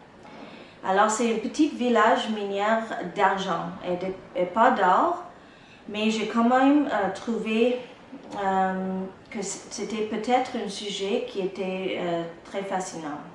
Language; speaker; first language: French; non-native, local second language; English